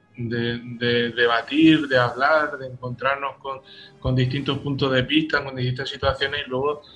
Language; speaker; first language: Spanish; native; Spanish